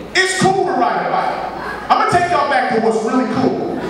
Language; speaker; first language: English; native; English